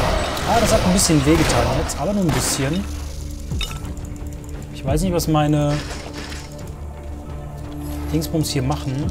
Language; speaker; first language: German; native; German